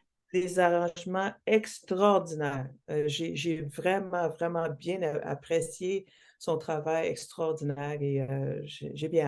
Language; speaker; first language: French; non-native, local second language; English